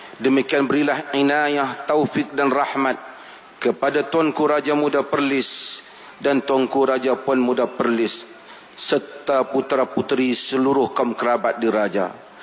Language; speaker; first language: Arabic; non-native, fluent; Malay